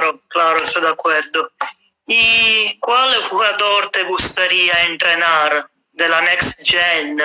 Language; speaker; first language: Spanish; non-native, fluent; Italian